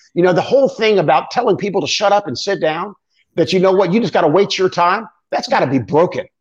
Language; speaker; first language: English; native; English